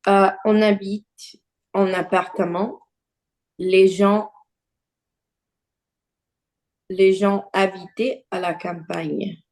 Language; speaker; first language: French; non-native, learner; Portuguese